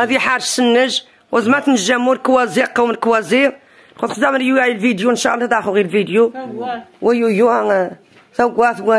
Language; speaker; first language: Arabic; non-native, local second language; Riffian